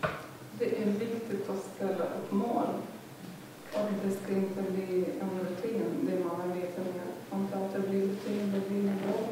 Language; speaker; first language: Swedish; non-native, fluent; Lithuanian